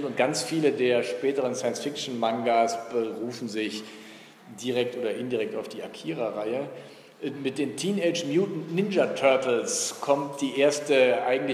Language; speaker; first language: German; native; German